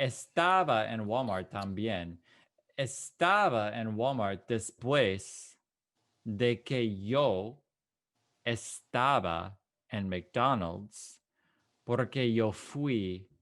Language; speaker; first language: Spanish; non-native, fluent; English